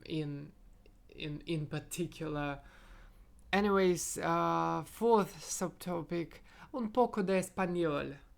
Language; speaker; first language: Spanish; non-native, learner; Russian